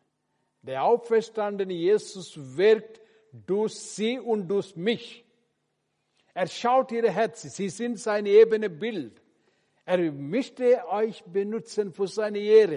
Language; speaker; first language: German; non-native, learner; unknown